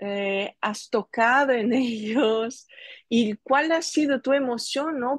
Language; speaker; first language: Spanish; non-native, fluent; Portuguese